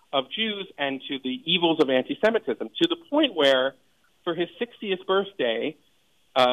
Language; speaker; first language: English; native; English